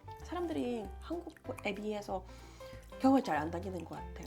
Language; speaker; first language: Korean; non-native, fluent; Ukrainian